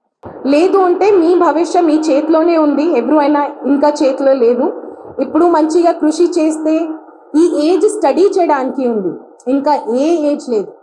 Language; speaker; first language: Telugu; non-native, fluent; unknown